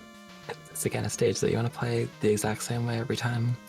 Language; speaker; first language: English; native; English